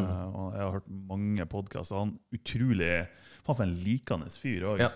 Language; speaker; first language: Norwegian; non-native, fluent; German